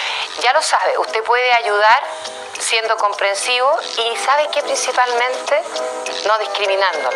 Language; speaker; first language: Spanish; native; Spanish